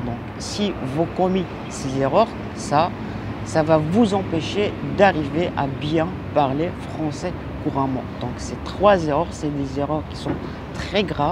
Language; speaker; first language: French; non-native, local second language; Arabic